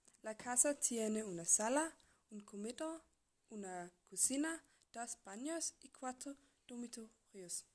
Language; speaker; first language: Spanish; non-native, learner; English